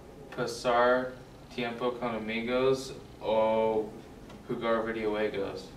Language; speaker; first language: Spanish; non-native, learner; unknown